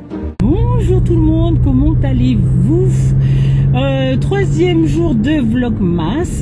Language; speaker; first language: French; native; French